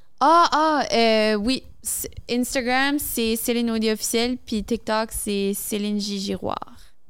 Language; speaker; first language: French; native; French